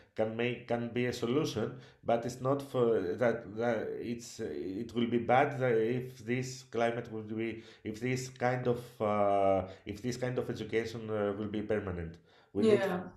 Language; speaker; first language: English; non-native, learner; Greek